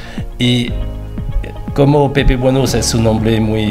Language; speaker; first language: Spanish; non-native, fluent; French